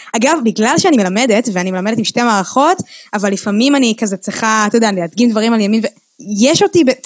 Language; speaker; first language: Hebrew; native; Hebrew